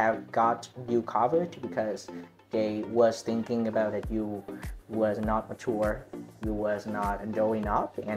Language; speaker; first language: English; non-native, learner; Vietnamese